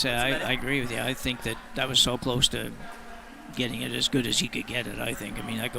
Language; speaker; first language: English; native; English